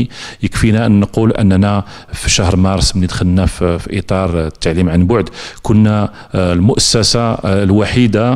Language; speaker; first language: Arabic; native; Arabic